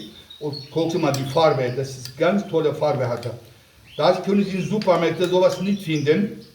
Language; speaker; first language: German; non-native, local second language; Kurdish